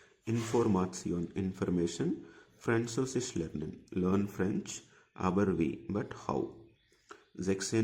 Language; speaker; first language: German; non-native, fluent; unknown